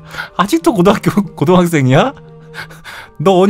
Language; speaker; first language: Korean; native; Korean